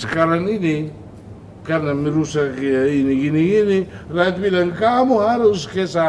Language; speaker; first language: Indonesian; non-native, fluent; Tetum